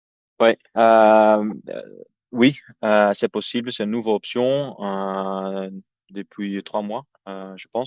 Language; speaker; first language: French; non-native, fluent; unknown